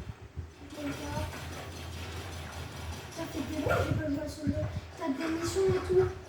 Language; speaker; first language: French; native; French